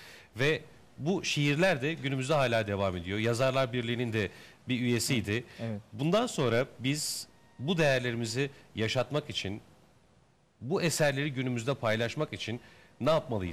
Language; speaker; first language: Turkish; native; Turkish